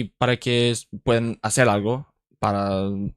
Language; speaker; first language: Spanish; non-native, learner; English